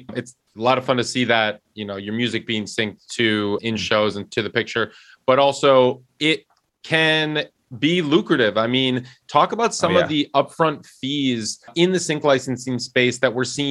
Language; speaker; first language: English; native; English